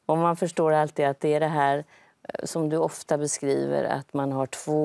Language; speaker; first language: Swedish; native; Swedish